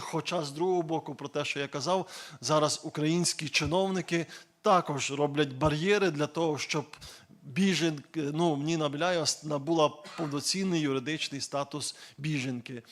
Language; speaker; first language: Ukrainian; native; Ukrainian